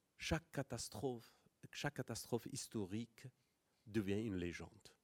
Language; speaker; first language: French; non-native, fluent; Persian